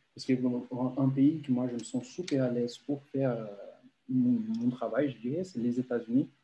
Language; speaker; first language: French; non-native, fluent; Portuguese